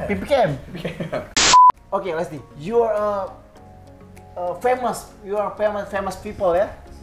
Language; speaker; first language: English; non-native, learner; Indonesian